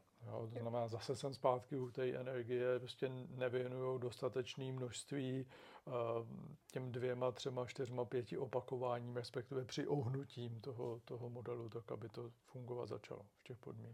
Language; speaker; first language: Czech; native; Czech